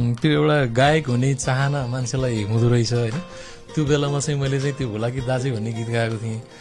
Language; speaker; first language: Nepali; non-native, local second language; Gurung